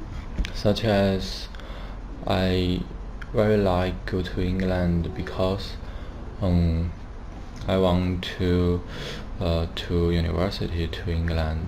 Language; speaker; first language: English; non-native, learner; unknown